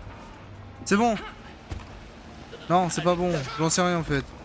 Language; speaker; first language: French; native; French